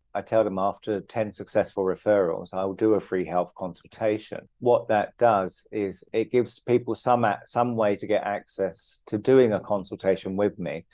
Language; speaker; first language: English; native; English